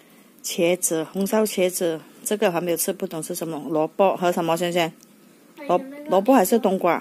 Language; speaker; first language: Chinese; native; Chinese